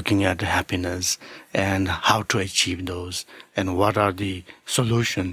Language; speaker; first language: English; non-native, local second language; Tibetan